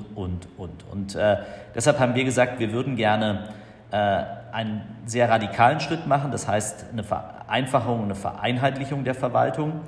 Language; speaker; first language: German; native; German